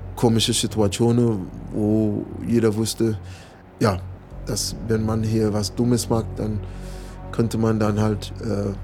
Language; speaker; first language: German; non-native, fluent; English